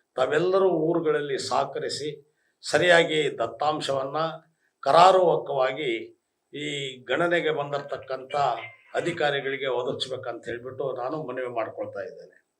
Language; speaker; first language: Kannada; non-native, local second language; Lambadi